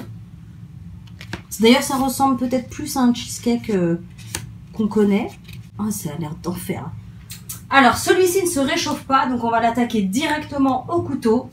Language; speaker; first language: French; native; French